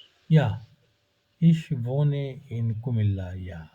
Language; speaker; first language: German; non-native, fluent; Bangla